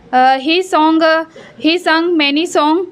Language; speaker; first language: English; non-native, learner; Hindi